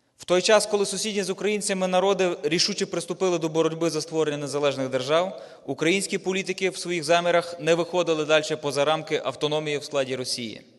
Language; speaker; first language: Ukrainian; native; Ukrainian